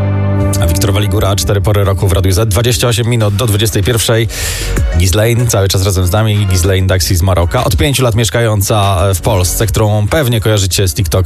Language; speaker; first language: Polish; native; Polish